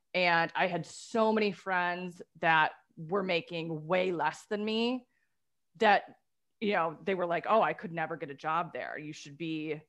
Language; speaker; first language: English; native; English